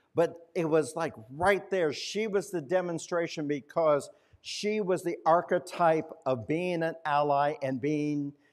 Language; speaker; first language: English; native; English